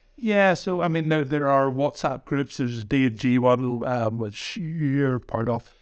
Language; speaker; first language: English; native; English